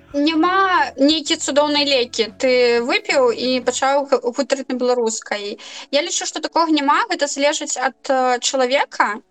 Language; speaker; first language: Belarusian; non-native, local second language; Russian